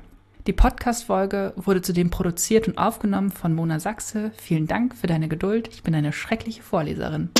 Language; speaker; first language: German; native; German